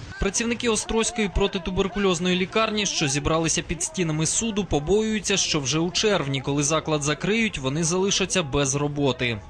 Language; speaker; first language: Ukrainian; native; Ukrainian